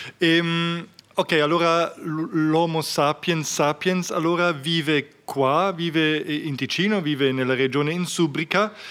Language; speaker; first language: Italian; non-native, fluent; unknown